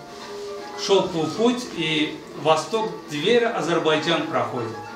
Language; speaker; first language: Russian; non-native, fluent; Azerbaijani